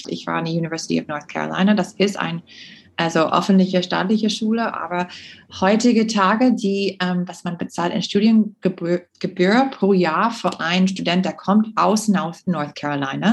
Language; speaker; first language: German; non-native, fluent; English